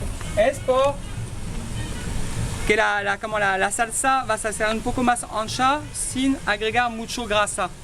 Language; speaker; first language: Spanish; non-native, learner; French